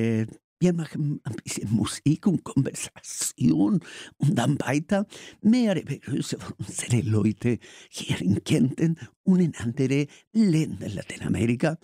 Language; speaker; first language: German; non-native, learner; Spanish